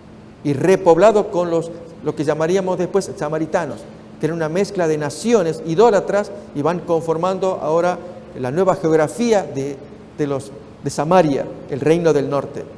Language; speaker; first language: Spanish; native; Spanish